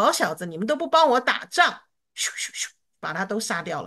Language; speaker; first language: Chinese; native; Chinese